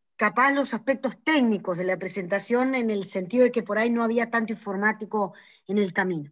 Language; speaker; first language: Spanish; native; Spanish